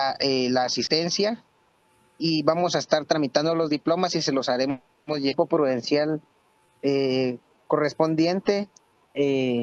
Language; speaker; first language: Spanish; native; Spanish